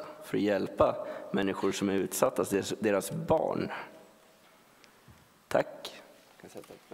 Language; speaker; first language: Swedish; native; Swedish